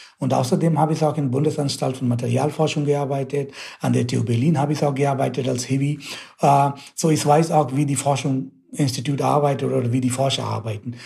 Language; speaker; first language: German; non-native, fluent; Hindi